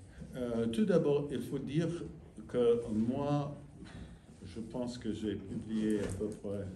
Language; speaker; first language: French; non-native, fluent; English